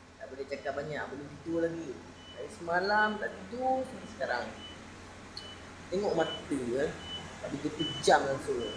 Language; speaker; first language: Malay; non-native, fluent; Achinese